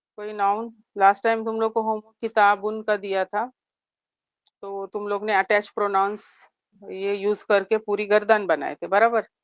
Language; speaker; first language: Urdu; native; Urdu